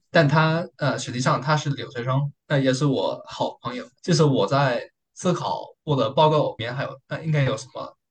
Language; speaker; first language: Chinese; non-native, learner; English